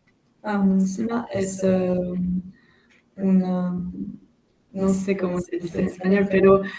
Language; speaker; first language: Spanish; non-native, learner; French